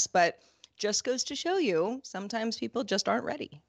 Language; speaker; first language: English; native; English